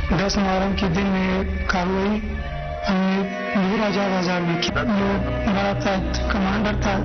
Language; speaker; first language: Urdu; non-native, local second language; Pashto